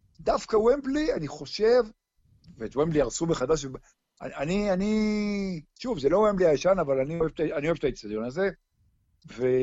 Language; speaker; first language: Hebrew; native; Hebrew